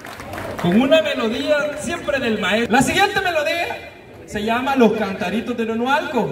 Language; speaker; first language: Spanish; native; Spanish